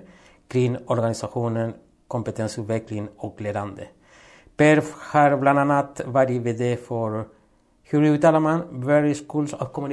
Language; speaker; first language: Swedish; non-native, fluent; Spanish